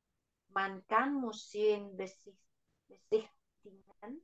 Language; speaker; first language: German; non-native, learner; Indonesian